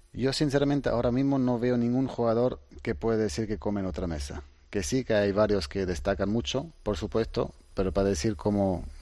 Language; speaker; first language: Spanish; early bilingual, heritage; Croatian